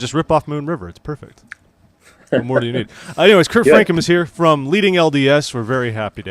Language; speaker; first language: English; native; English